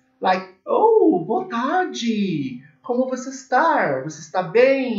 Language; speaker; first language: Portuguese; non-native, learner; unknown